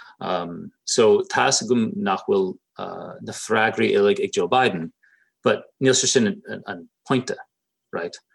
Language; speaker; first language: Irish; native; Irish